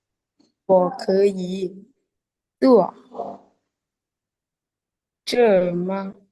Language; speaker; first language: Chinese; non-native, learner; Lao